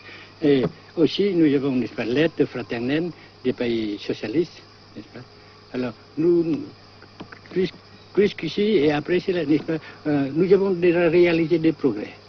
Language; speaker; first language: French; non-native, local second language; Vietnamese